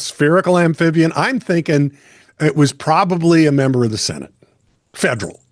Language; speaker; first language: English; native; English